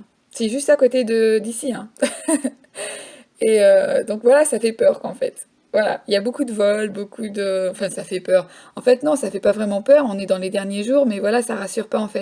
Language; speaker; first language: French; native; French